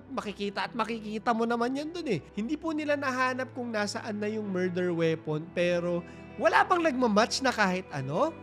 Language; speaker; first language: Filipino; native; Filipino